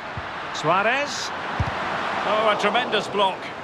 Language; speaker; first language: English; native; English